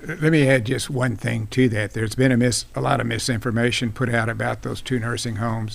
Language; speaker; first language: English; native; English